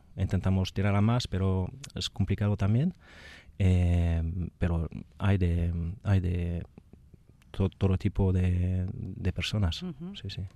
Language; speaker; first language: Spanish; non-native, fluent; French